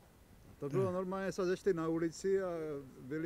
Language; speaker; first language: Czech; native; Czech